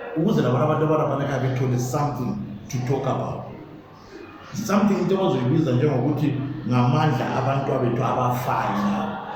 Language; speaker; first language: Zulu; native; Zulu